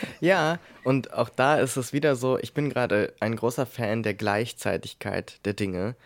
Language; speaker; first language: German; native; German